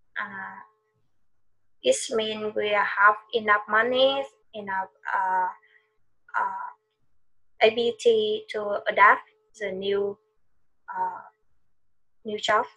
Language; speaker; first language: English; non-native, learner; Vietnamese